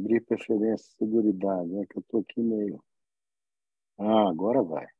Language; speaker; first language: Portuguese; native; Portuguese